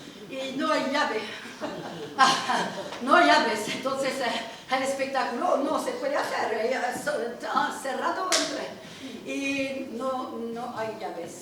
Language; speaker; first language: Spanish; non-native, learner; French